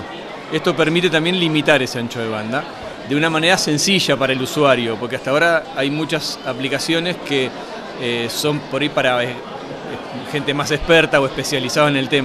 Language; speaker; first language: Spanish; native; Spanish